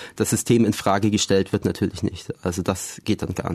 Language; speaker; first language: German; native; German